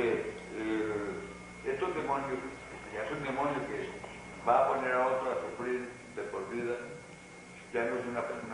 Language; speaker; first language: Spanish; native; Spanish